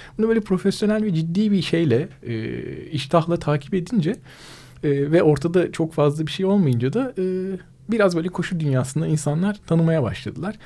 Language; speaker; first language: Turkish; native; Turkish